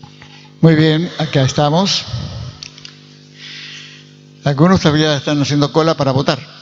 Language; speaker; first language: Spanish; native; Spanish